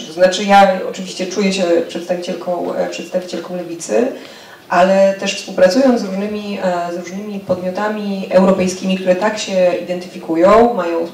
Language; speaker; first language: Polish; native; Polish